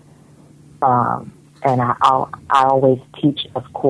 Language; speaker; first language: English; native; English